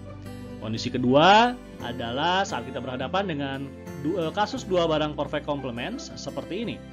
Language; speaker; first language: Indonesian; native; Indonesian